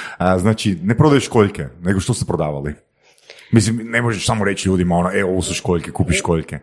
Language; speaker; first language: Croatian; native; Croatian